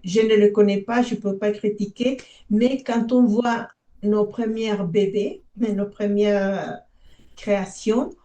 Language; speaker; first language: French; non-native, fluent; Spanish